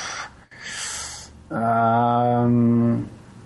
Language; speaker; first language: English; non-native, fluent; French